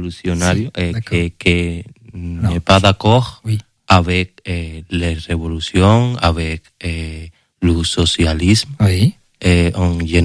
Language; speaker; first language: French; non-native, learner; Spanish